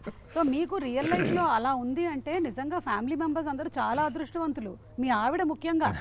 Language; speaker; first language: Telugu; native; Telugu